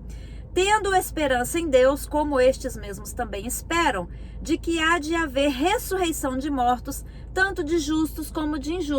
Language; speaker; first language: Portuguese; native; Portuguese